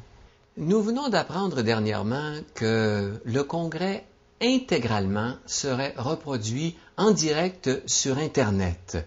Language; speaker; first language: French; native; French